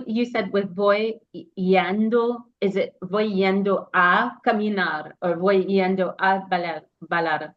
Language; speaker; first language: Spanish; non-native, learner; English